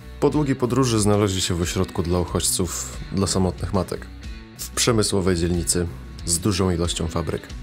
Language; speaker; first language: Polish; early bilingual, other home language; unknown